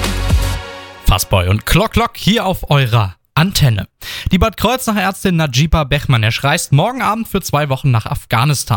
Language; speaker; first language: German; native; German